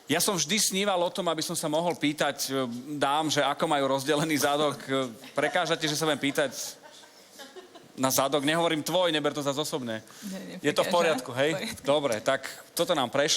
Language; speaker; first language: Slovak; native; Slovak